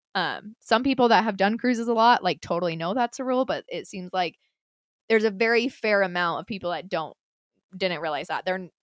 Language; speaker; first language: English; native; English